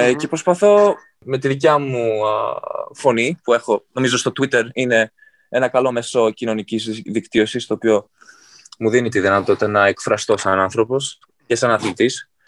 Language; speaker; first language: Greek; native; Greek